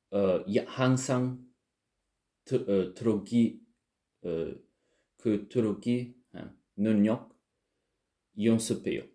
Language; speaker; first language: Korean; non-native, learner; French